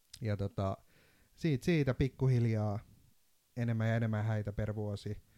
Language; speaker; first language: Finnish; non-native, fluent; Turkish